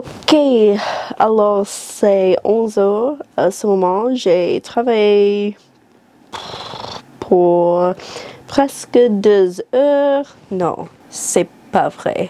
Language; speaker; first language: French; non-native, learner; English